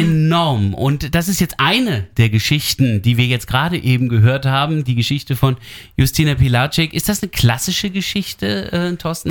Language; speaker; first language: German; native; German